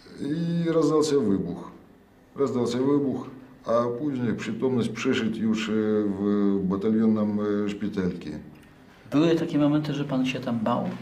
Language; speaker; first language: Polish; non-native, learner; Russian